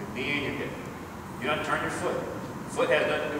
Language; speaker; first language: English; native; English